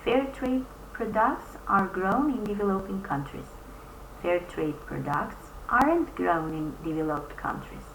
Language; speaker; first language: English; non-native, fluent; Albanian